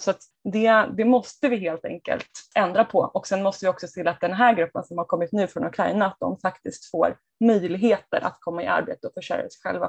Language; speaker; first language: Swedish; native; Swedish